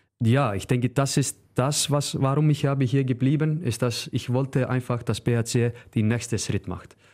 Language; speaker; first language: German; non-native, learner; Icelandic